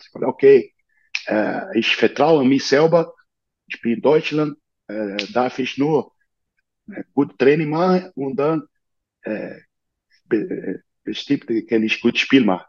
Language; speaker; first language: German; non-native, fluent; Portuguese